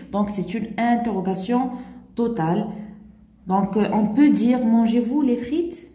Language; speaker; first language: French; non-native, local second language; Arabic